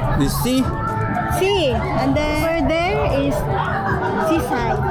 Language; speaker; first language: English; non-native, local second language; Cebuano